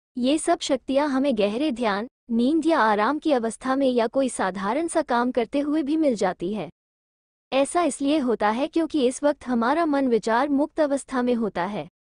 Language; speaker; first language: Hindi; native; Hindi